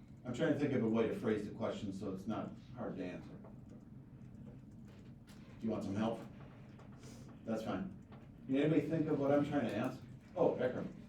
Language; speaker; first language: English; native; English